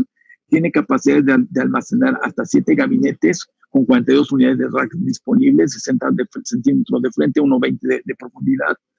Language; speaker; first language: Spanish; native; Spanish